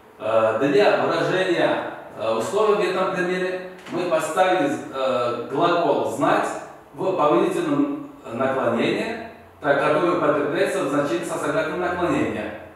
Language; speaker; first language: Russian; non-native, local second language; Uzbek